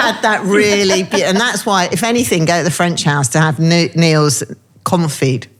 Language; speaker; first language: English; native; English